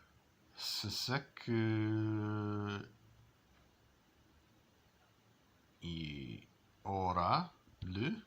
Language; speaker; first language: French; non-native, learner; English